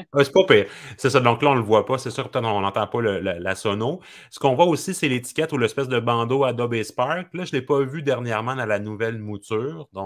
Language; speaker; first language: French; native; French